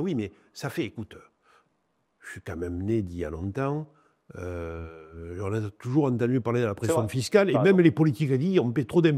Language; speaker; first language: French; native; French